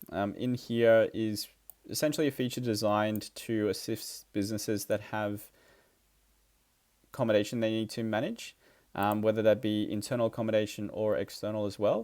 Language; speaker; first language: English; native; English